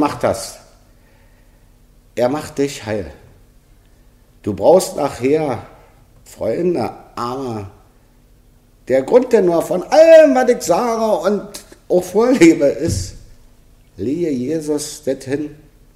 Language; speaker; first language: German; native; German